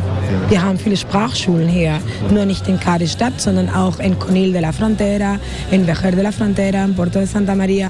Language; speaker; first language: German; non-native, fluent; Spanish